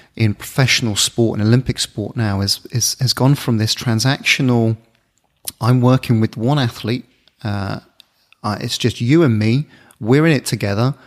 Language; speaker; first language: English; native; English